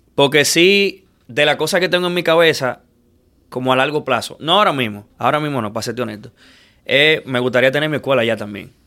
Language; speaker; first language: Spanish; native; Spanish